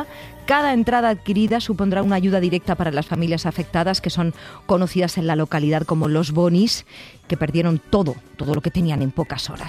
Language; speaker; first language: Spanish; native; Spanish